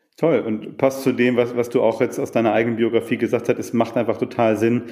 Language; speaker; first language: German; native; German